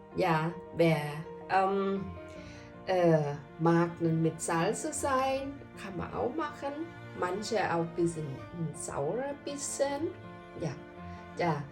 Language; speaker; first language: German; non-native, learner; Thai